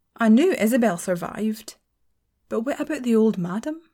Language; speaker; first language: English; native; English